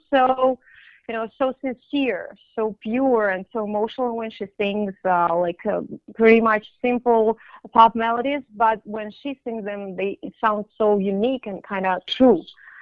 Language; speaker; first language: English; non-native, fluent; Russian